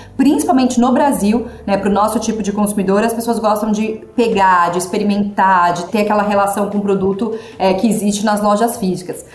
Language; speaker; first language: Portuguese; native; Portuguese